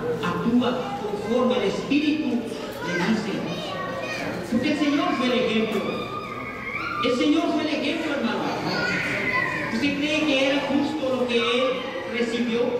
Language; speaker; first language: Spanish; native; Spanish